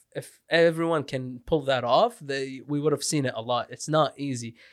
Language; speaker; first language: English; non-native, fluent; Arabic